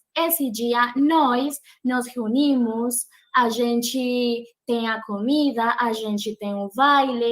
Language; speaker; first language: Portuguese; non-native, learner; Spanish